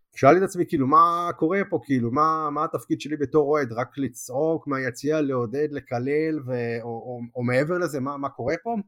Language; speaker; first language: Hebrew; native; Hebrew